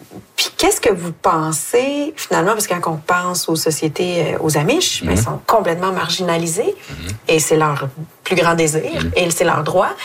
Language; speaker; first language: French; native; French